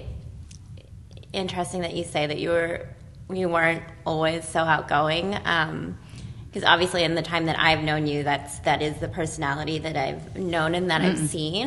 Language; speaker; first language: English; non-native, local second language; Filipino